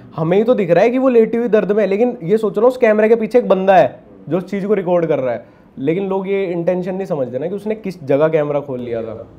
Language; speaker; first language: Hindi; native; Hindi